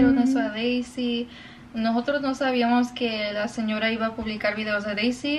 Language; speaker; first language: Spanish; early bilingual, other home language; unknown